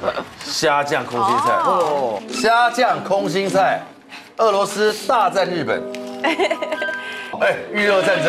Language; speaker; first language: Chinese; native; Chinese